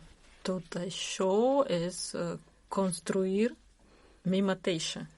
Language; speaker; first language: Catalan; non-native, learner; Russian